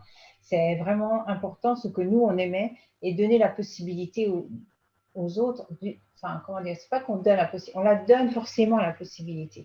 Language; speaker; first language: French; native; French